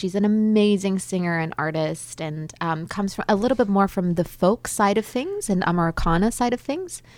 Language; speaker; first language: English; non-native, fluent; German